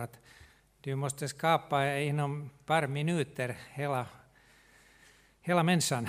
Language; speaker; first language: Swedish; non-native, local second language; Finnish